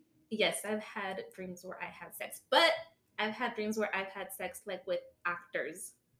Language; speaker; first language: English; early bilingual, other home language; Spanish